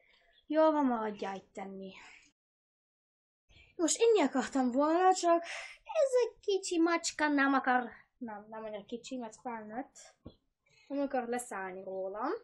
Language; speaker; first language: Hungarian; early bilingual, heritage; Hungarian